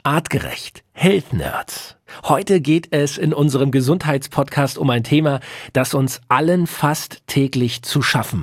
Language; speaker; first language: German; native; German